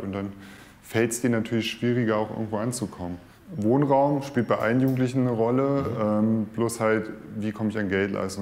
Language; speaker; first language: German; native; German